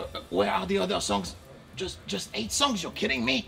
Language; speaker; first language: English; non-native, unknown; French